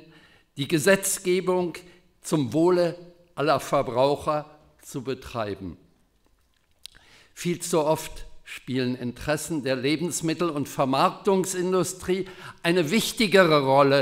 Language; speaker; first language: German; native; German